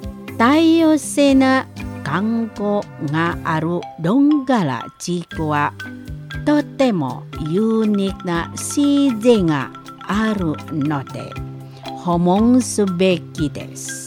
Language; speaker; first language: Japanese; non-native, learner; Indonesian